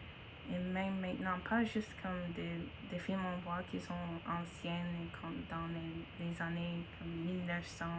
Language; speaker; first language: French; non-native, learner; English